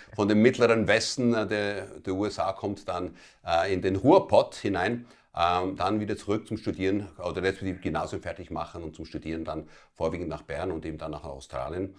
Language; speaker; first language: German; early bilingual, other home language; Italian